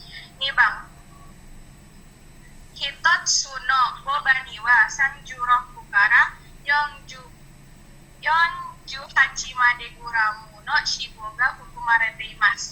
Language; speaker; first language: Japanese; non-native, learner; Indonesian